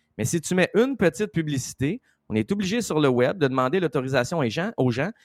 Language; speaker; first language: French; native; French